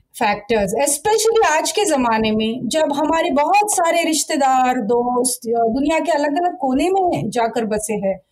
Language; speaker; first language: Hindi; non-native, local second language; Marathi